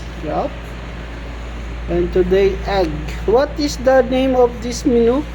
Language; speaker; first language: English; non-native, local second language; Filipino